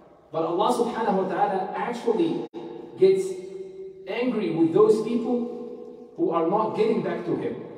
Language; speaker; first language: English; non-native, fluent; Arabic